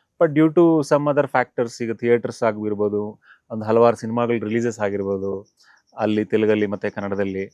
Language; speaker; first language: Kannada; non-native, local second language; Telugu